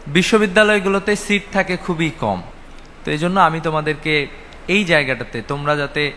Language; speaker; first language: Bangla; native; Bangla